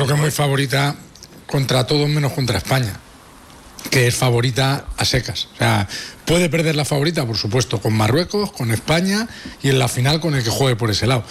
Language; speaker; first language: Spanish; native; Spanish